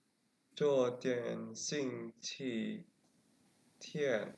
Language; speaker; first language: Chinese; non-native, learner; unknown